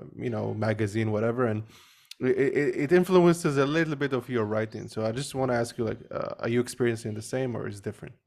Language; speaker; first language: English; early bilingual, other home language; Arabic